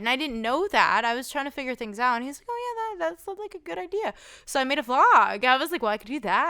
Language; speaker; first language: English; native; English